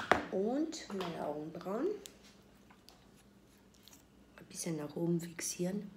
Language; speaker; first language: German; non-native, fluent; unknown